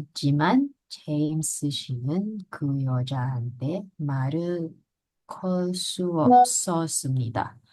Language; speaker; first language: Korean; non-native, learner; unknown